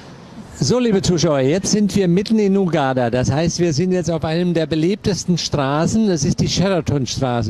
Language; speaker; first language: German; native; German